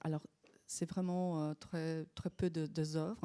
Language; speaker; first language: French; non-native, fluent; Polish